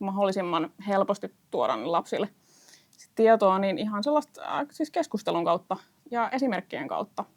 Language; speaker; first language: Finnish; native; Finnish